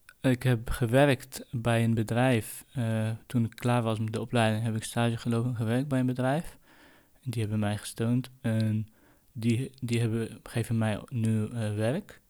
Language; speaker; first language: Dutch; non-native, fluent; Kurdish